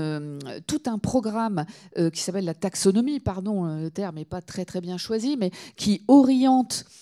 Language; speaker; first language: French; native; French